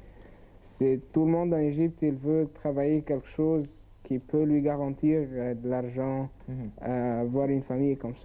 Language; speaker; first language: French; non-native, learner; Arabic